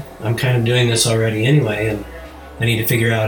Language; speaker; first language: English; native; English